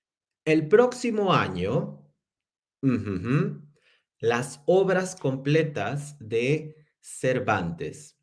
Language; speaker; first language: Spanish; non-native, fluent; English